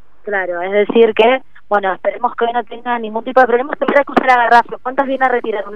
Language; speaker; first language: Spanish; native; Spanish